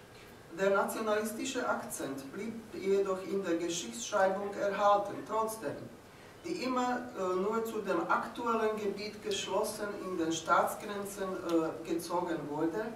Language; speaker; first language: German; non-native, fluent; Slovak